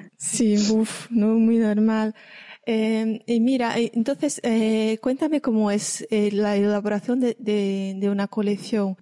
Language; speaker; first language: Spanish; native; Spanish